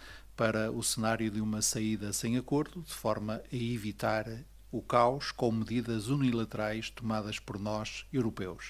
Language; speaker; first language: Portuguese; native; Portuguese